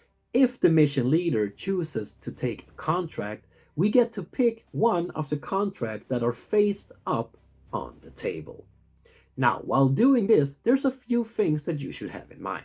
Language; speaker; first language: English; non-native, fluent; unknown